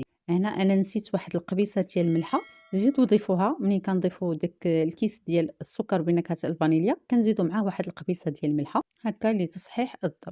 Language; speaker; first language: Arabic; native; Arabic